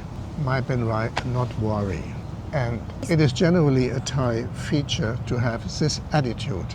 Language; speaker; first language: English; non-native, fluent; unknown